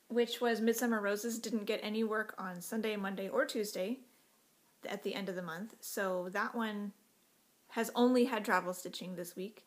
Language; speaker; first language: English; native; English